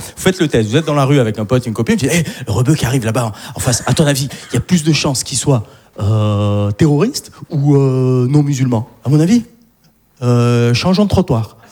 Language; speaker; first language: French; non-native, local second language; Arabic